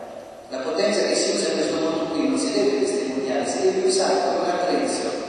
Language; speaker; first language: Italian; native; Italian